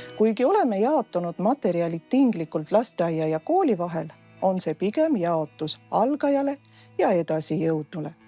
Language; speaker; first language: Estonian; non-native, local second language; Russian